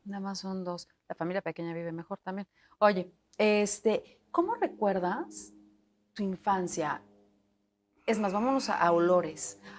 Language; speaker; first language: Spanish; native; Spanish